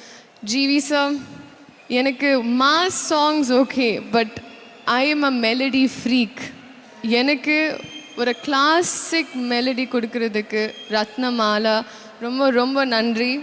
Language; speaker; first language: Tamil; non-native, learner; Telugu